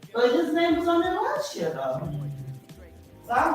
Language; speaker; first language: English; native; English